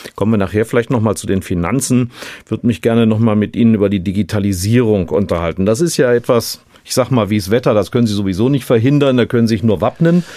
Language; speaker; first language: German; native; German